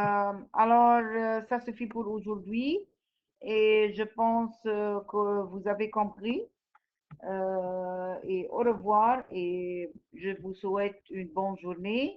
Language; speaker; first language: French; non-native, fluent; Arabic